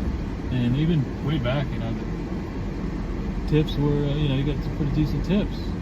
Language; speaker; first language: English; native; English